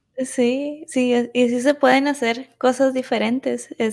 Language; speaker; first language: Spanish; native; Spanish